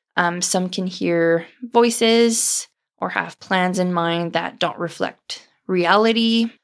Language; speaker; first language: English; non-native, fluent; French